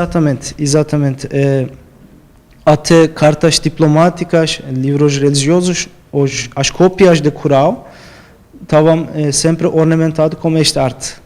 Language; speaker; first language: Portuguese; non-native, fluent; Turkish